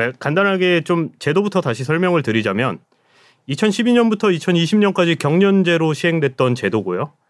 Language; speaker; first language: Korean; native; Korean